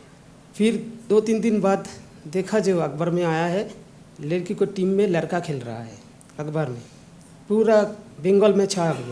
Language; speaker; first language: Hindi; non-native, local second language; Bangla